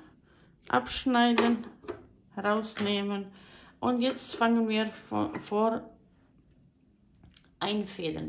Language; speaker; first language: German; non-native, fluent; Croatian